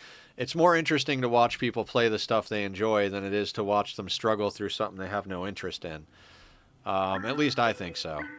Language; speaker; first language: English; native; English